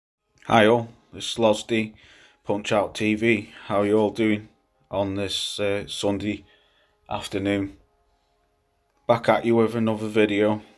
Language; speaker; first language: English; native; English